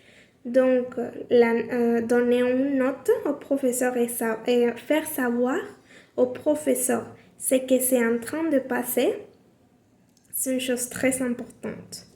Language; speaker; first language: French; non-native, learner; Spanish